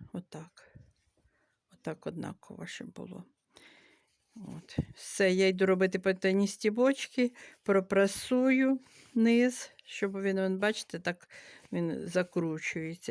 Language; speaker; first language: Ukrainian; native; Ukrainian